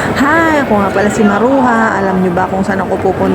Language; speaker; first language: Filipino; native; Filipino